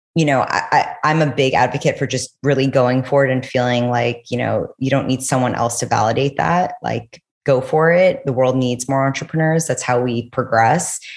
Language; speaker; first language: English; native; English